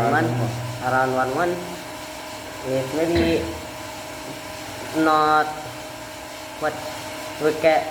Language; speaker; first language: English; non-native, learner; Indonesian